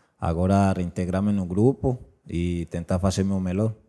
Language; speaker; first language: Portuguese; non-native, learner; Spanish